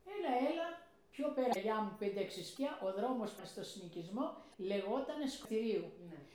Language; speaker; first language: Greek; early bilingual, heritage; Greek